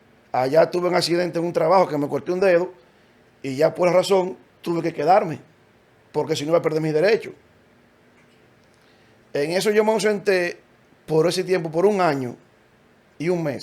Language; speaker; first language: Spanish; native; Spanish